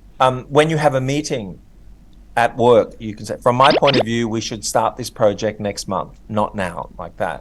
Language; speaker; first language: English; native; English